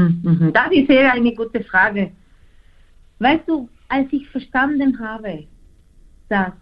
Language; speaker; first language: German; non-native, fluent; Spanish